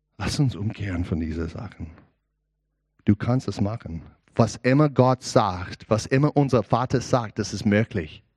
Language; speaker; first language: German; non-native, learner; English